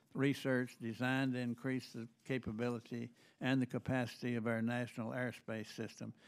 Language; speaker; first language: English; native; English